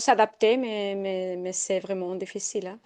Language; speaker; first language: French; non-native, fluent; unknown